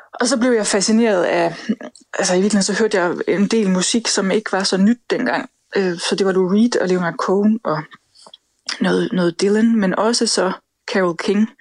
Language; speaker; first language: Danish; native; Danish